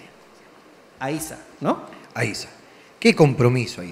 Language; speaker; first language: Spanish; native; Spanish